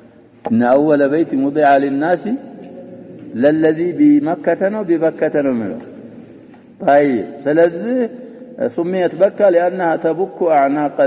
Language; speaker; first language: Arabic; non-native, fluent; Amharic